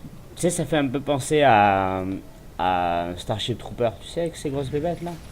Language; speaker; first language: French; native; French